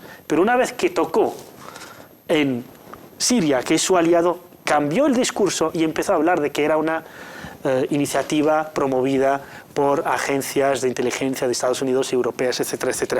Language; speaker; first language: Spanish; native; Spanish